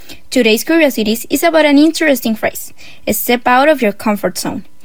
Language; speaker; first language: English; non-native, fluent; Spanish